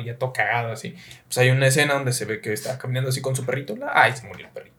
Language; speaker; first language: Spanish; native; Spanish